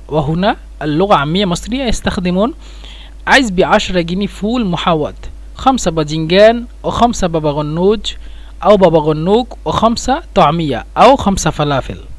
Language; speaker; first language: Arabic; non-native, fluent; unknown